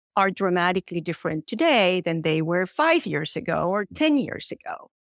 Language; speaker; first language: English; non-native, fluent; Spanish